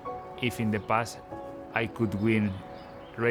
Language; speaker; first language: English; non-native, fluent; Spanish